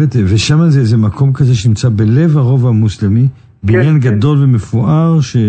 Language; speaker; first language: Hebrew; native; Hebrew